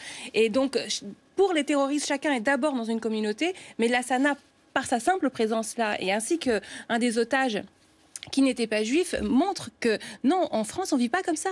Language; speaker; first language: French; native; French